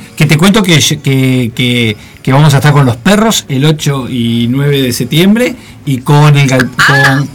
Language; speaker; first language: Spanish; native; Spanish